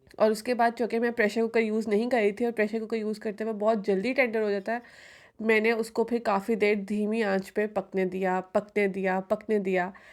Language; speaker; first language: Urdu; native; Urdu